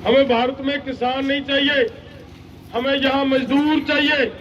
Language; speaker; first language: Hindi; non-native, local second language; Punjabi